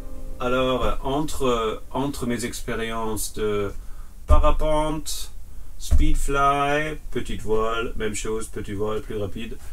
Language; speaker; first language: French; non-native, fluent; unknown